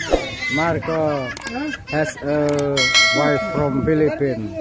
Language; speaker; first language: English; non-native, learner; Indonesian